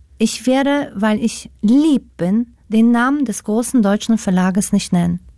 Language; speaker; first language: German; non-native, fluent; Polish